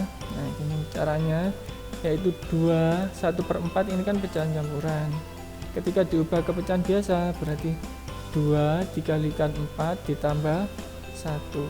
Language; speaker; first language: Indonesian; native; Indonesian